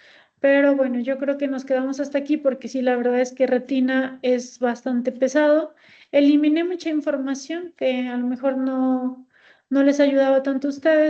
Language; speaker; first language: Spanish; native; Spanish